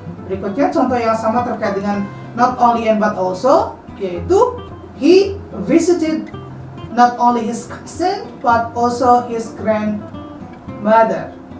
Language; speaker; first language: English; non-native, fluent; Indonesian